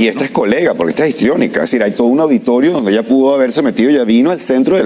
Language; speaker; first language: Spanish; native; Spanish